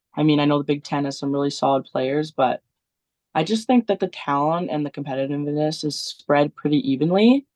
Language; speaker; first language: English; native; English